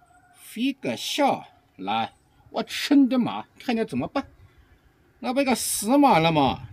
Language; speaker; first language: Chinese; native; Chinese